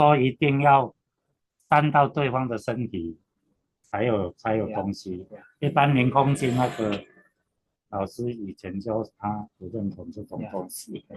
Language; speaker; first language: Chinese; native; Chinese